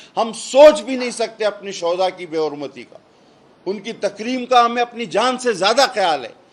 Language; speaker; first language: Urdu; non-native, local second language; Sindhi